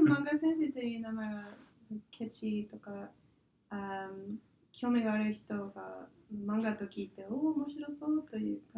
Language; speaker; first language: Japanese; non-native, fluent; English